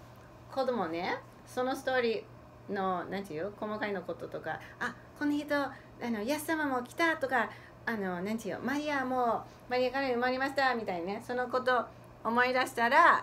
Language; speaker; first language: Japanese; non-native, fluent; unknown